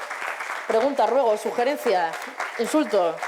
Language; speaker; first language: Spanish; native; Spanish